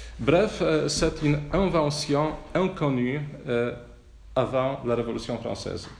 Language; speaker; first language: French; non-native, fluent; Polish